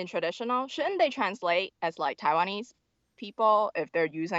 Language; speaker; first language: English; non-native, local second language; Cantonese